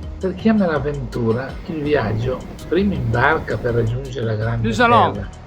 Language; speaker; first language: Italian; native; Italian